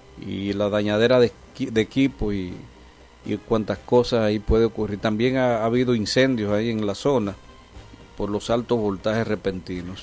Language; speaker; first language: Spanish; native; Spanish